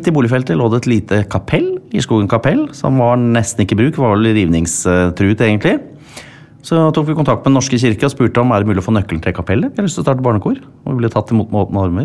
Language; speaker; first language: Norwegian; native; Norwegian